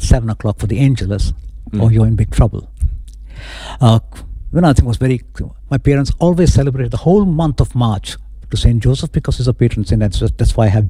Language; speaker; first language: English; non-native, local second language; Konkani